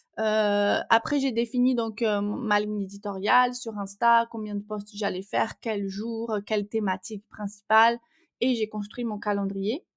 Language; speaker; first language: French; non-native, fluent; Portuguese